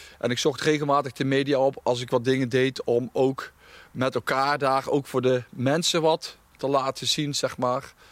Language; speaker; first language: Dutch; native; Dutch